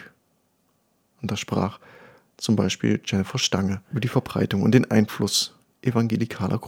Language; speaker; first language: German; native; German